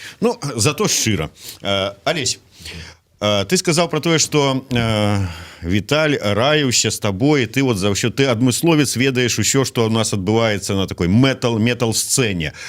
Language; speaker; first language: Belarusian; non-native, local second language; Russian